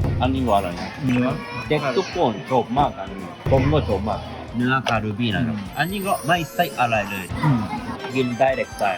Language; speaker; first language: Thai; non-native, learner; Japanese